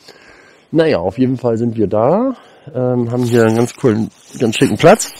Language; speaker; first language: German; native; German